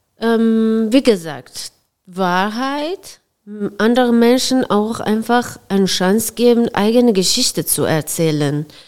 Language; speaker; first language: German; non-native, fluent; Persian